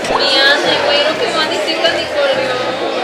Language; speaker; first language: Korean; non-native, learner; Spanish